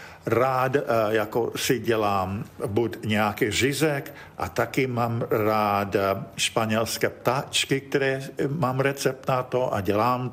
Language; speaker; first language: Czech; early bilingual, heritage; Czech